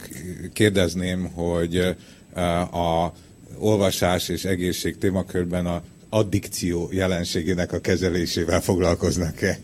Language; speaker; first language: Hungarian; native; Hungarian